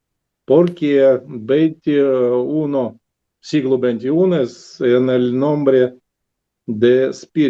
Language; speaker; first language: Spanish; non-native, learner; Russian